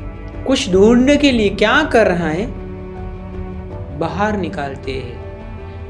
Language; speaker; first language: Hindi; non-native, fluent; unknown